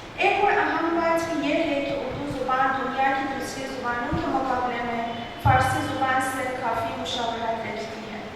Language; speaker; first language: Urdu; non-native, fluent; Persian